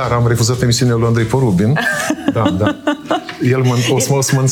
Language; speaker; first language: Romanian; native; Romanian